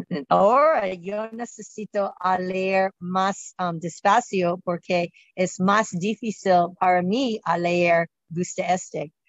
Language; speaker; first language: Spanish; non-native, learner; English